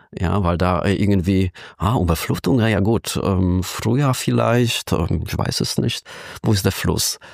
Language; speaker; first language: German; non-native, fluent; Polish